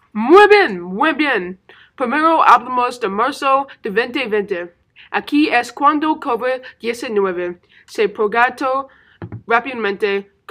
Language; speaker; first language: Spanish; non-native, learner; English